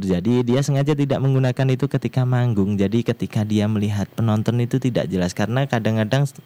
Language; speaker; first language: Indonesian; native; Indonesian